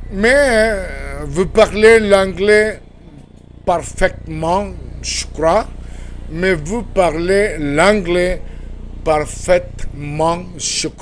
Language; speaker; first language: French; non-native, fluent; Spanish